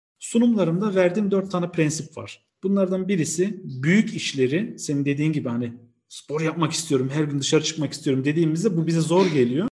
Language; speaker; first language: Turkish; early bilingual, heritage; Turkish